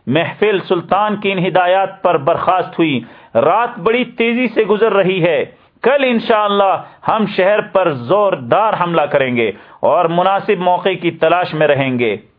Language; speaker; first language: Urdu; native; Urdu